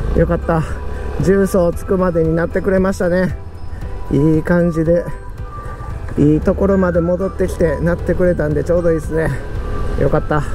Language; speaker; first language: Japanese; native; Japanese